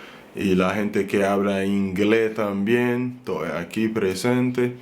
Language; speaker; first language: Spanish; non-native, fluent; Haitian Creole